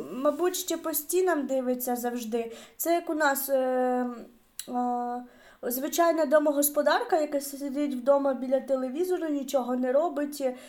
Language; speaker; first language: Ukrainian; non-native, local second language; Russian